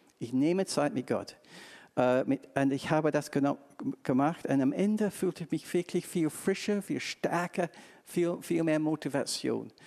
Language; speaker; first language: German; non-native, fluent; English